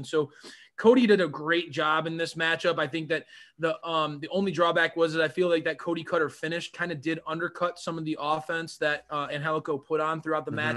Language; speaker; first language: English; native; English